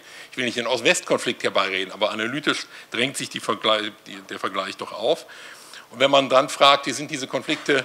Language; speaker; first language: German; native; German